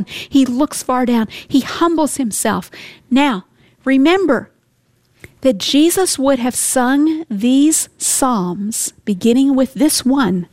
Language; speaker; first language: English; native; English